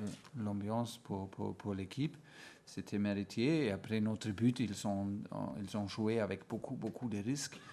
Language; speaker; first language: French; non-native, fluent; German